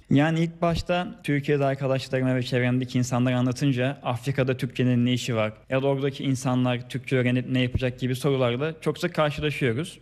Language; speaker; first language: Turkish; native; Turkish